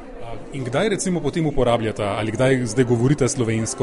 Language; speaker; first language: Slovenian; native; Slovenian